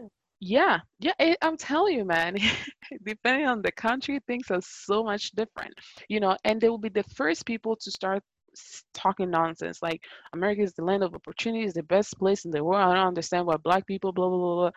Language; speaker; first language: English; non-native, fluent; Italian